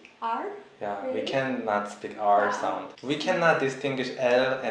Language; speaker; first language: English; non-native, learner; Korean